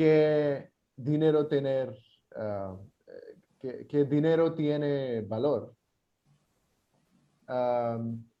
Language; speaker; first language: Spanish; non-native, learner; English